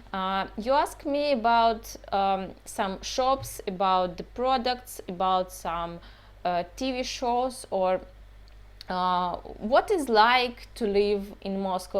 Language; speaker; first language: English; non-native, fluent; Russian